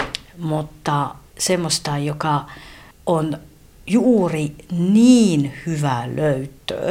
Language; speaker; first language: Finnish; non-native, fluent; French